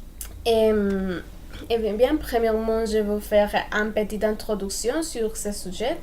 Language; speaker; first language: French; non-native, learner; Spanish